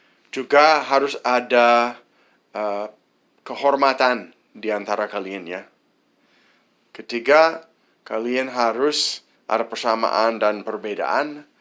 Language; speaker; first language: Indonesian; non-native, fluent; English